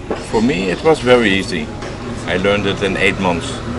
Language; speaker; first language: English; non-native, fluent; Dutch